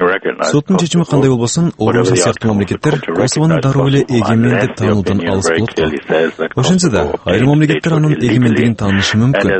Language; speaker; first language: Kyrgyz; native; Kyrgyz